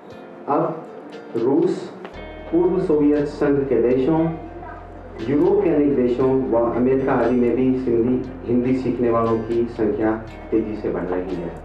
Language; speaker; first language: Hindi; native; Hindi